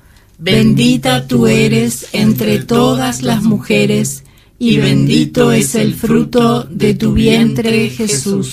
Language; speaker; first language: Spanish; native; Spanish